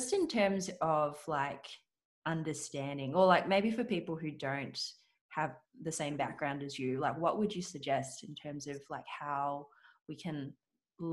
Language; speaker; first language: English; non-native, local second language; Cantonese